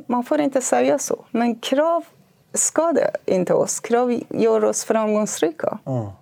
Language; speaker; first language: Swedish; non-native, fluent; Kurdish